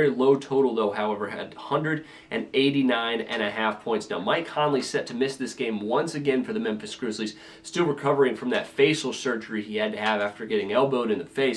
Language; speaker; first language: English; native; English